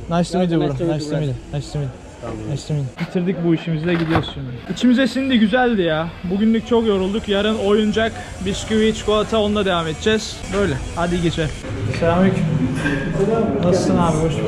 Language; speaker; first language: Turkish; native; Turkish